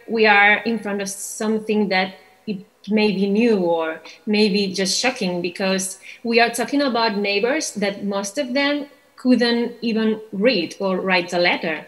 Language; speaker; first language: English; non-native, fluent; Catalan